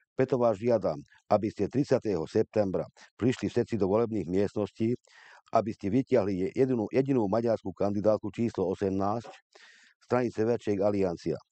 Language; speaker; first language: Slovak; non-native, local second language; Hungarian